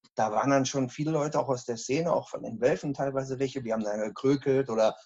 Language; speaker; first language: German; native; German